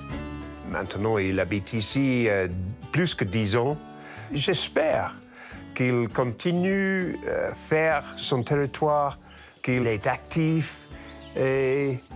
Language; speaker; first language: French; non-native, learner; English